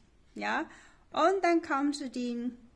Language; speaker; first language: German; non-native, learner; Chinese